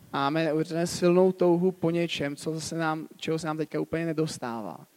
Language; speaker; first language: Czech; native; Czech